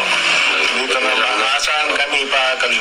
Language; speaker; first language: Filipino; non-native, learner; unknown